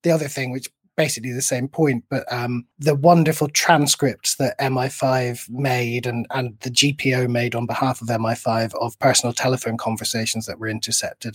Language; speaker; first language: English; native; English